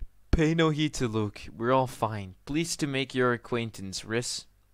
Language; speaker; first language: English; non-native, fluent; Dutch